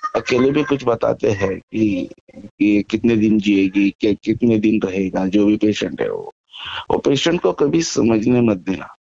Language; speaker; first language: Hindi; non-native, local second language; Marathi